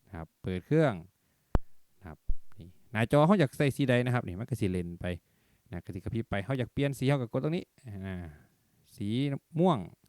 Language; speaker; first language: Thai; non-native, local second language; Northeastern Thai